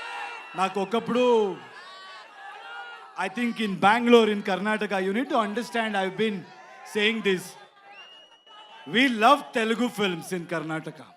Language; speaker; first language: Telugu; non-native, learner; Kannada